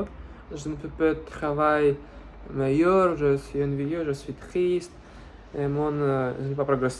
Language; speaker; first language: French; non-native, learner; Russian